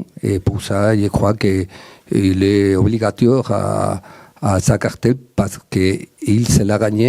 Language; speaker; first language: French; non-native, learner; Spanish